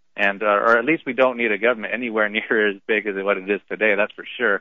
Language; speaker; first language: English; native; English